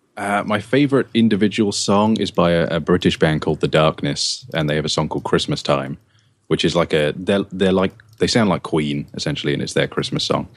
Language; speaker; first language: English; native; English